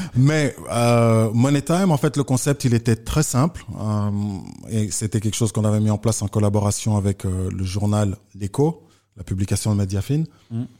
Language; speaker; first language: French; native; French